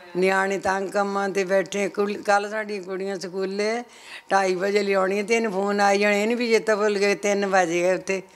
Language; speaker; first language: Punjabi; native; Punjabi